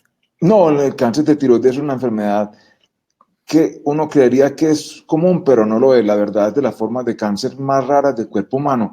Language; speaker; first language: Spanish; native; Spanish